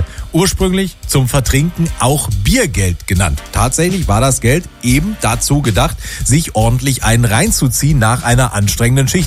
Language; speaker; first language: German; native; German